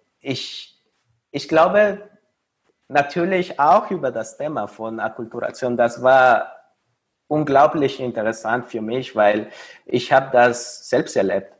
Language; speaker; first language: German; non-native, fluent; Spanish